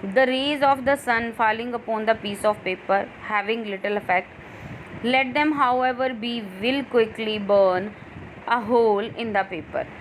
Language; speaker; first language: English; non-native, local second language; Punjabi